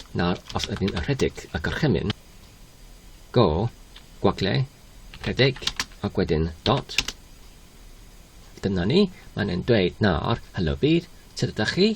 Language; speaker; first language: Welsh; non-native, learner; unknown